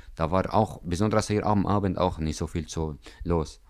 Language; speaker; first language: German; non-native, learner; Arabic